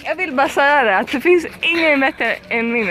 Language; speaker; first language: Swedish; native; Swedish